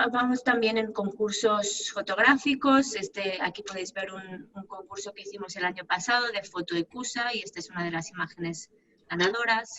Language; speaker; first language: Spanish; native; Spanish